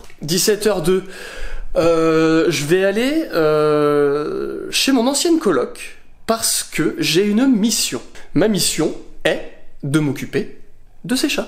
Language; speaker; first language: French; native; French